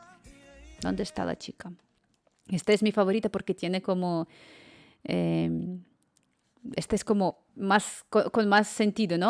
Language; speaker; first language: Spanish; non-native, fluent; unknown